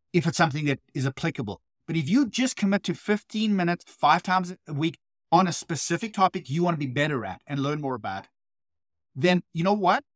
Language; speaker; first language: English; native; English